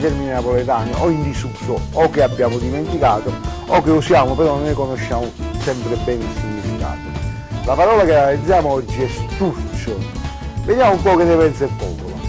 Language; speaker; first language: Italian; native; Italian